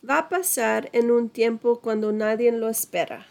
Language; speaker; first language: Spanish; non-native, fluent; English